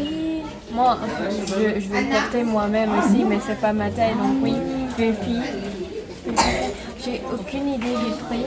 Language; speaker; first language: French; non-native, fluent; Dutch